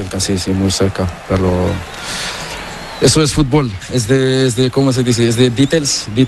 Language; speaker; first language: Spanish; non-native, learner; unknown